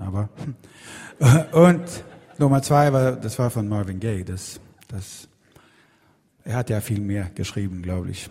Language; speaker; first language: German; non-native, learner; Swedish